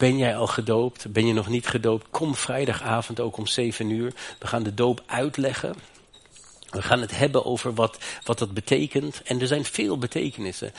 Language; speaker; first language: Dutch; non-native, fluent; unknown